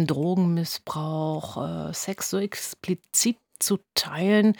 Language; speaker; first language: German; native; German